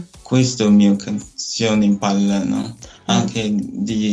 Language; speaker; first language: Italian; non-native, learner; Nigerian Pidgin